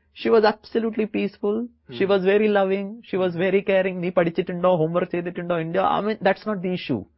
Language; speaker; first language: English; non-native, local second language; Malayalam